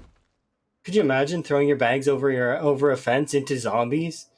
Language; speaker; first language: English; native; English